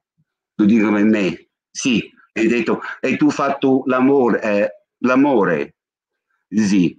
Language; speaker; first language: Italian; non-native, learner; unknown